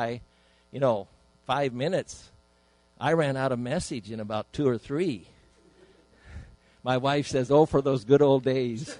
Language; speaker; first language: English; native; English